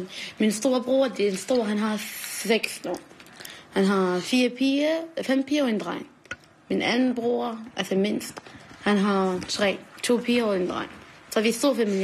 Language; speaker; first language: Danish; non-native, learner; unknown